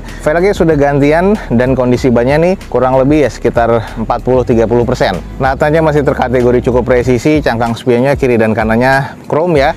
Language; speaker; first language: Indonesian; native; Indonesian